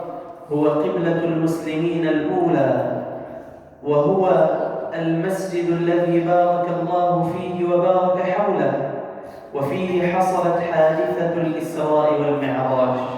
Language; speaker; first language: Arabic; native; Arabic